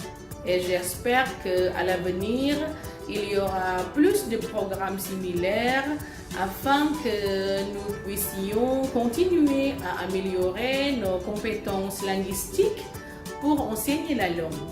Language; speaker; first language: French; non-native, fluent; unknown